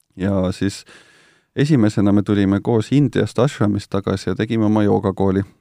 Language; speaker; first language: Estonian; native; Estonian